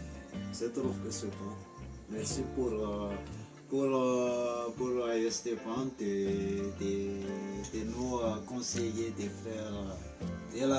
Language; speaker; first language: French; non-native, local second language; Malagasy